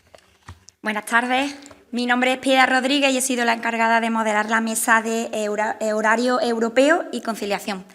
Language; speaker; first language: Spanish; native; Spanish